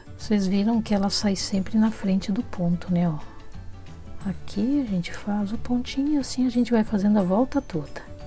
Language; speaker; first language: Portuguese; native; Portuguese